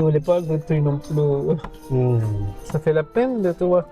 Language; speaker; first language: French; non-native, fluent; Spanish